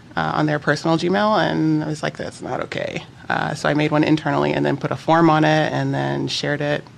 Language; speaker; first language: English; native; English